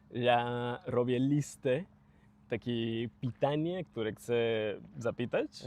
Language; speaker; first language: Polish; non-native, learner; Spanish